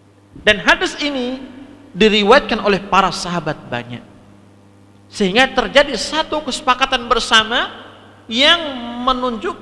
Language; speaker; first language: Indonesian; native; Indonesian